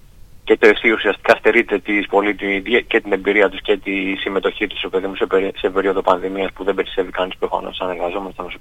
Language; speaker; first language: Greek; native; Greek